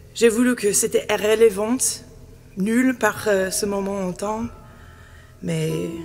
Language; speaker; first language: French; non-native, learner; English